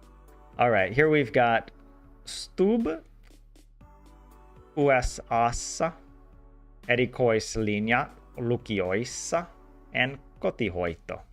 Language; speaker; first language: Finnish; non-native, learner; English